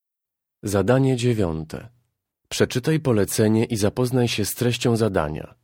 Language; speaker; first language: Russian; non-native, fluent; Polish